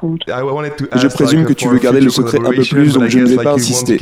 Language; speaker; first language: French; native; French